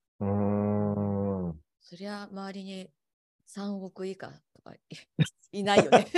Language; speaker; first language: Japanese; native; Japanese